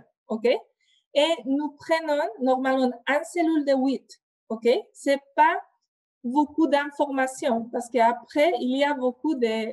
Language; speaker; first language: French; non-native, fluent; Spanish